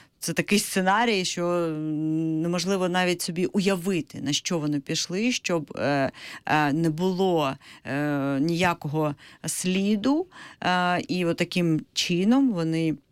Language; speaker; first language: Ukrainian; non-native, local second language; Crimean Tatar